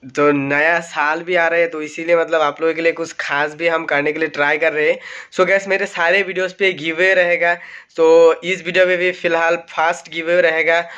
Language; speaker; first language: Hindi; non-native, local second language; Assamese